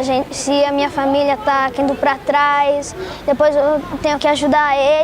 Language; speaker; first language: Portuguese; early bilingual, heritage; Portuguese